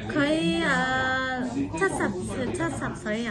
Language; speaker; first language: Cantonese; non-native, learner; Indonesian